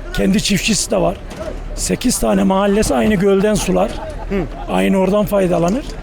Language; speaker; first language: Turkish; native; Turkish